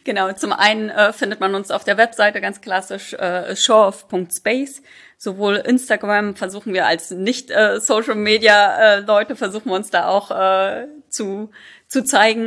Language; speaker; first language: German; native; German